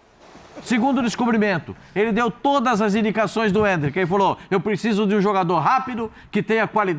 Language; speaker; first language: Portuguese; native; Portuguese